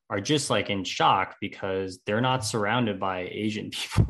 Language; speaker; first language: English; native; English